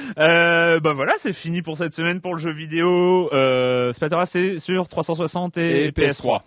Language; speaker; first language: French; native; French